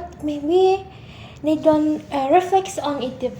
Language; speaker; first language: English; non-native, learner; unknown